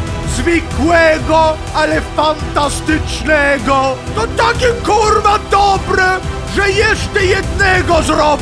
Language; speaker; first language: Polish; non-native, learner; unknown